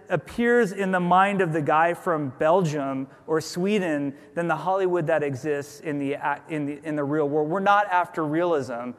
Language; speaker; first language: English; native; English